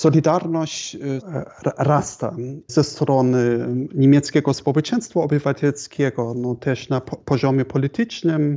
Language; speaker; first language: Polish; non-native, fluent; German